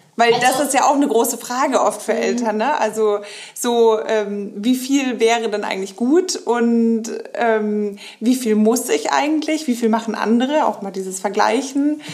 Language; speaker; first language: German; native; German